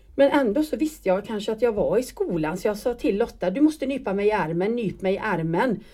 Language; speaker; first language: Swedish; native; Swedish